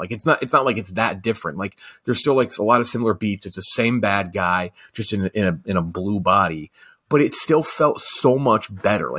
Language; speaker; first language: English; native; English